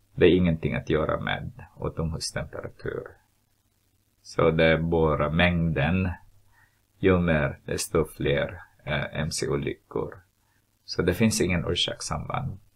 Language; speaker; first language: Swedish; non-native, fluent; Filipino